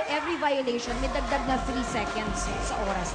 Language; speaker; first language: Filipino; native; Filipino